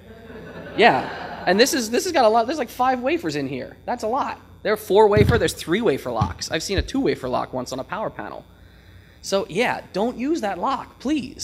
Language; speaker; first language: English; native; English